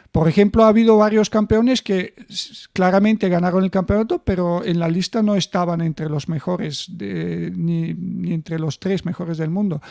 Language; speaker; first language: Spanish; non-native, fluent; Bulgarian